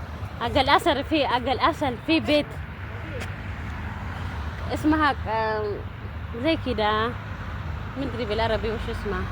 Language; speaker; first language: Arabic; non-native, learner; Amharic